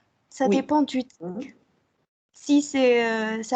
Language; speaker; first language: French; non-native, local second language; Arabic